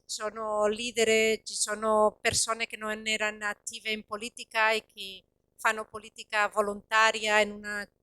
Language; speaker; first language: Italian; non-native, fluent; Catalan